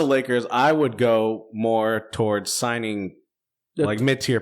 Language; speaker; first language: English; native; English